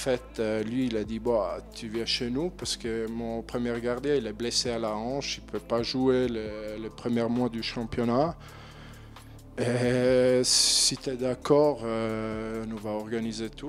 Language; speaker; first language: French; non-native, learner; German